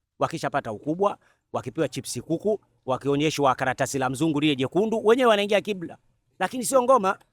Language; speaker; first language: Swahili; native; Swahili